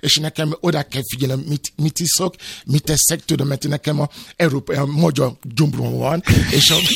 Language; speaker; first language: Hungarian; non-native, learner; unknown